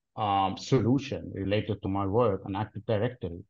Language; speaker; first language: English; non-native, fluent; Arabic